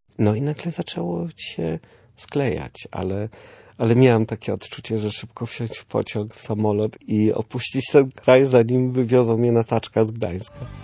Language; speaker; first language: Polish; early bilingual, heritage; Polish